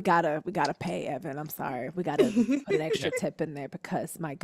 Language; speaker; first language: English; native; English